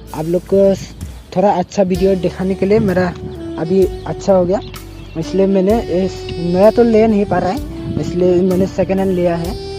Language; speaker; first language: Hindi; non-native, local second language; Bodo